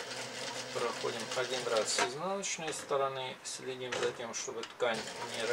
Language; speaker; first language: Russian; native; Russian